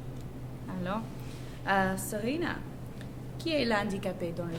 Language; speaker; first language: French; non-native, learner; English